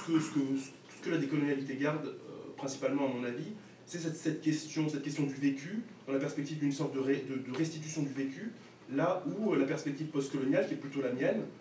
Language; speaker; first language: French; native; French